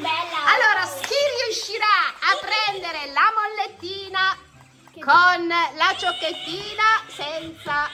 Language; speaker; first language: Italian; native; Italian